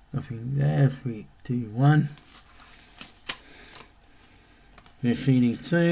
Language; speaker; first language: English; native; English